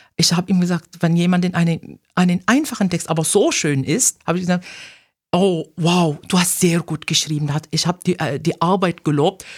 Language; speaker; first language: German; non-native, fluent; Arabic